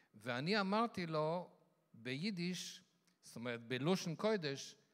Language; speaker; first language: Hebrew; non-native, fluent; Yiddish